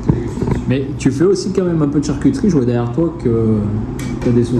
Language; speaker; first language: French; native; French